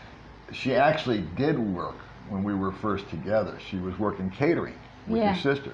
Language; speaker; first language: English; native; English